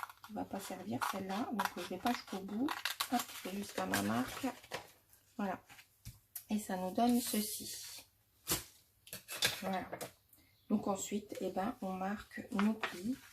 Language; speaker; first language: French; native; French